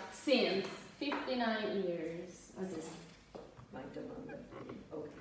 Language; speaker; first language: English; non-native, fluent; Italian